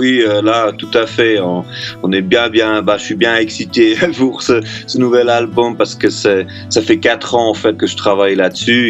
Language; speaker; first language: French; non-native, local second language; German